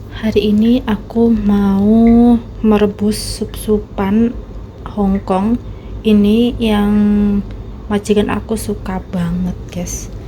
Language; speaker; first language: Indonesian; non-native, local second language; Javanese